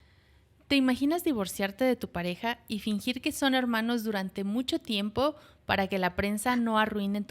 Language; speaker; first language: Spanish; native; Spanish